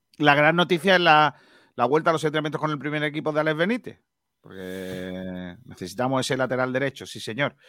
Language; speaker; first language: Spanish; native; Spanish